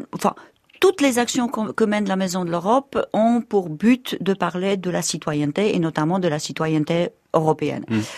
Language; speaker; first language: French; non-native, fluent; Polish